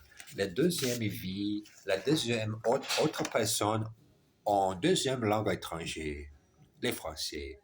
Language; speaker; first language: French; non-native, learner; German